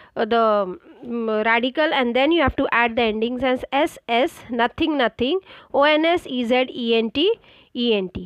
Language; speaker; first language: English; non-native, local second language; Marathi